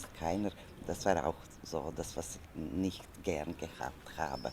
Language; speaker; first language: German; non-native, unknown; Serbian